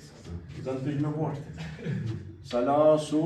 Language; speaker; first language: Arabic; non-native, fluent; Urdu